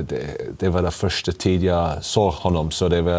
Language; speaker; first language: Swedish; non-native, learner; English